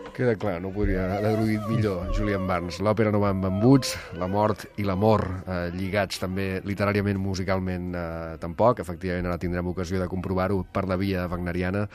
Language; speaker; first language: Catalan; native; Catalan